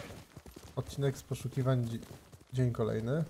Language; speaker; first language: Polish; native; Polish